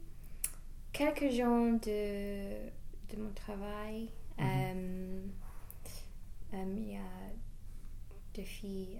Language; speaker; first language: French; non-native, learner; English